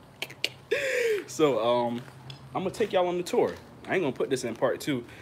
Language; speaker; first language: English; native; English